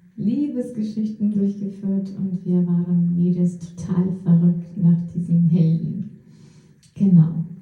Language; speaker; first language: German; non-native, fluent; Russian